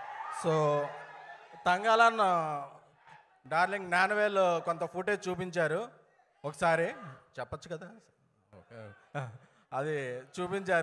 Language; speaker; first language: Telugu; native; Telugu